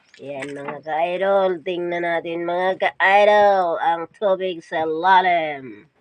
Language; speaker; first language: Filipino; non-native, local second language; Cebuano